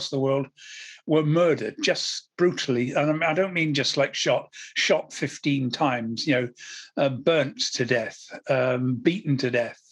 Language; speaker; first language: English; native; English